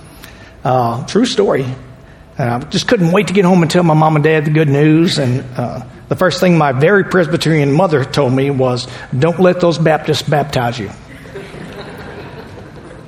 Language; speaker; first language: English; native; English